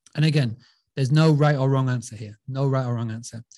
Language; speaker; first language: English; native; English